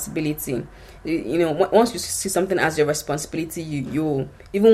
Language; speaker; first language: English; non-native, local second language; Yoruba